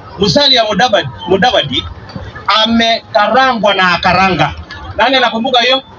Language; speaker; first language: Swahili; non-native, local second language; Kamba